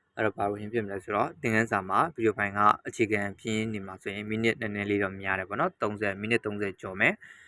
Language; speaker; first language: Burmese; native; Burmese